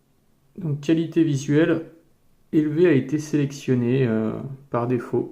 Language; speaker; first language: French; native; French